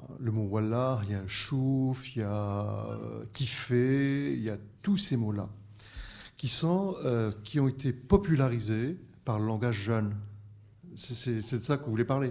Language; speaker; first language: French; native; French